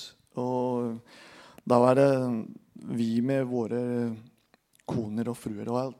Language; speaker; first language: Norwegian; non-native, fluent; Spanish